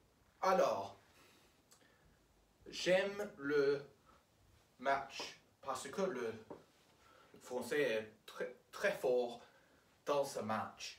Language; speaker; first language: French; non-native, learner; English